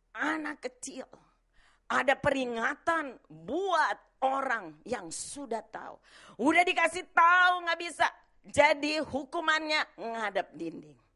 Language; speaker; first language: Indonesian; native; Indonesian